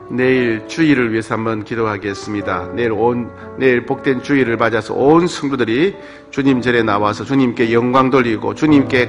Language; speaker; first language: Korean; native; Korean